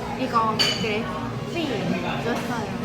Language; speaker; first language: Korean; non-native, learner; Thai